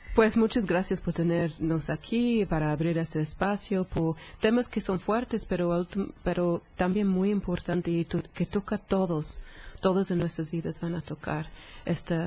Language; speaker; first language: Spanish; non-native, fluent; English